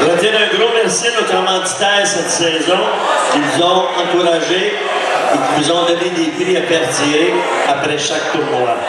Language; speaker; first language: French; native; French